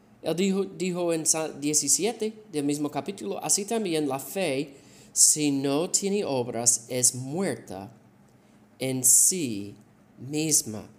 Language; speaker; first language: Spanish; non-native, fluent; English